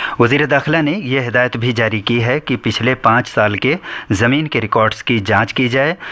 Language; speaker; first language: Urdu; native; Urdu